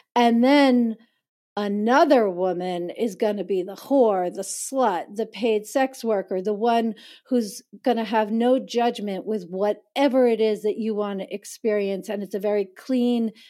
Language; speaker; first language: English; native; English